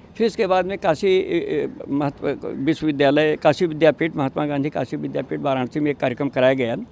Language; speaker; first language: Hindi; native; Hindi